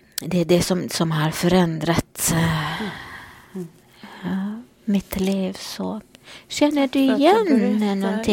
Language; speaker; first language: Swedish; non-native, fluent; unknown